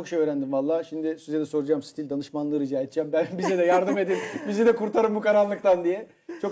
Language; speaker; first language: Turkish; native; Turkish